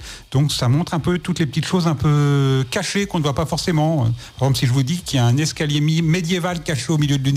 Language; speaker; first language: French; native; French